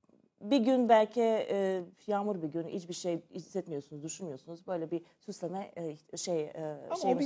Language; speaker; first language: Turkish; non-native, learner; Serbian